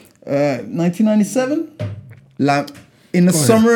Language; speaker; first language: English; native; English